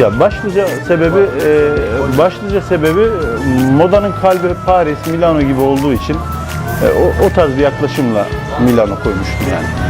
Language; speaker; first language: Turkish; native; Turkish